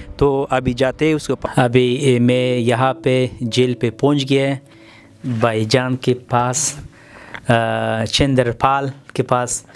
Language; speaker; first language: Hindi; non-native, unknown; Pashto